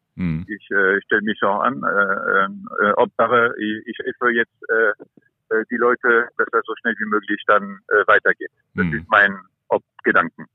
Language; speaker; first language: German; non-native, fluent; French